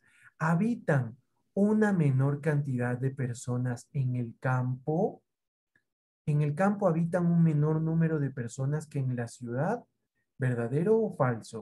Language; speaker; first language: Spanish; native; Spanish